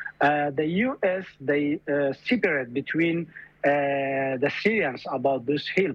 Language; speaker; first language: English; non-native, fluent; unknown